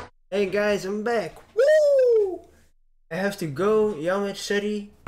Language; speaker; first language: English; non-native, learner; Dutch